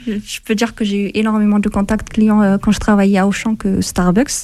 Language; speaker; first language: French; non-native, fluent; Amharic